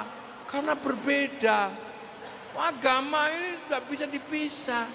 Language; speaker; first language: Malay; non-native, local second language; Javanese